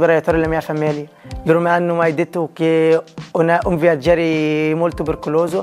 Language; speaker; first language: Italian; non-native, learner; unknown